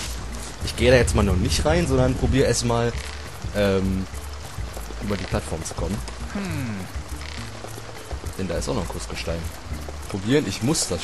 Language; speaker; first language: German; native; German